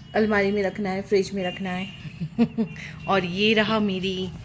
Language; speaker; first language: Hindi; non-native, local second language; Bangla